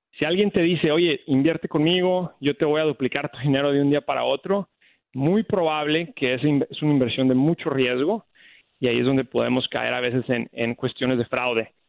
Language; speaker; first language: Spanish; native; Spanish